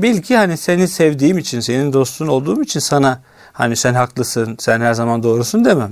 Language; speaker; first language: Turkish; native; Turkish